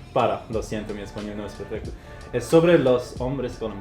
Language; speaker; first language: Spanish; non-native, fluent; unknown